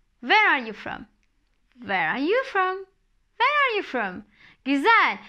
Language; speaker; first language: English; non-native, fluent; Turkish